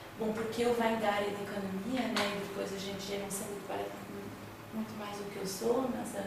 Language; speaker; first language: Portuguese; non-native, fluent; French